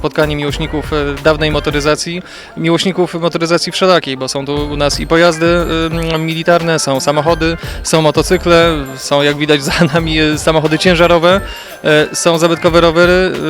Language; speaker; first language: Polish; native; Polish